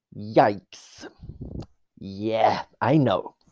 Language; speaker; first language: English; non-native, fluent; Czech